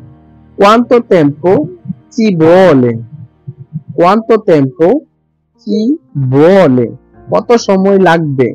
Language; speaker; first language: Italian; non-native, learner; Bangla